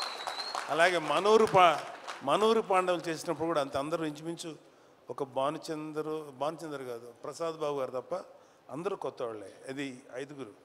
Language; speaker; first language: Telugu; native; Telugu